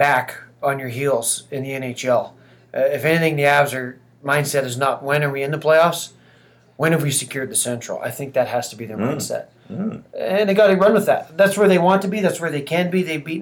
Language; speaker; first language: English; native; English